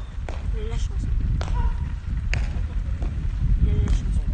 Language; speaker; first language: French; native; French